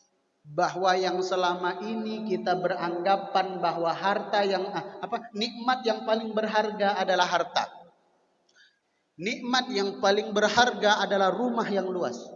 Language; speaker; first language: Indonesian; native; Indonesian